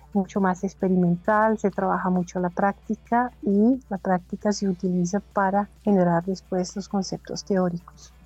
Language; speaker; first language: Spanish; non-native, fluent; German